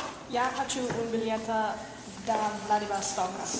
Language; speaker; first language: Russian; non-native, learner; English